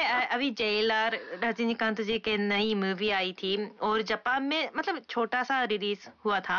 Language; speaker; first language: Hindi; non-native, fluent; Japanese